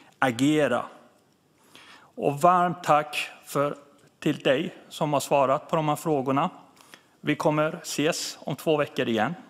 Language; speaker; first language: Swedish; early bilingual, other home language; Persian